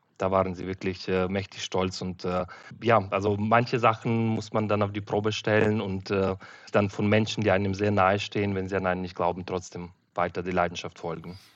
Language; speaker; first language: German; non-native, fluent; Ukrainian